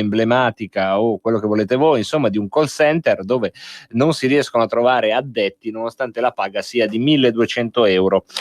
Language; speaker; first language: Italian; native; Italian